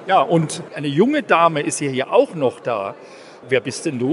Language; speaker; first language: German; native; German